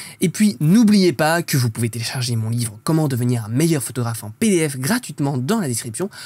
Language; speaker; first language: French; native; French